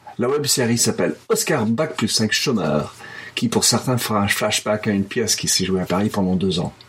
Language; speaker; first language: French; non-native, fluent; English